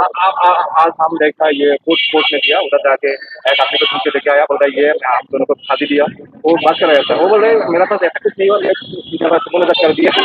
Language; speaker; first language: Hindi; non-native, learner; Bangla